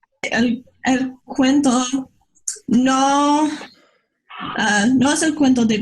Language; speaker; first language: Spanish; non-native, learner; English